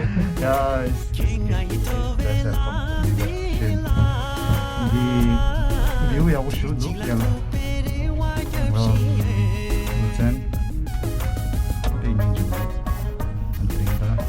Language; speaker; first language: German; non-native, learner; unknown